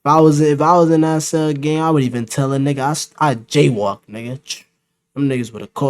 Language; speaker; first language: English; native; English